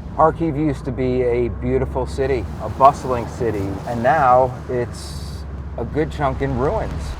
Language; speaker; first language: English; native; English